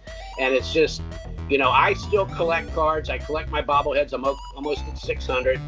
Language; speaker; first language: English; native; English